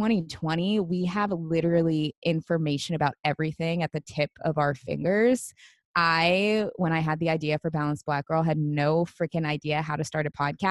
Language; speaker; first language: English; native; English